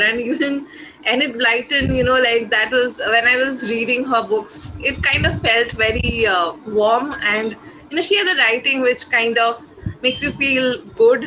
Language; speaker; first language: English; non-native, local second language; Bangla